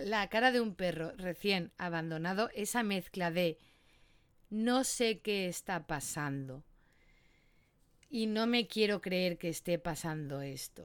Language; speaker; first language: Spanish; native; Spanish